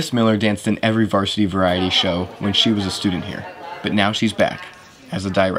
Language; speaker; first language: English; native; English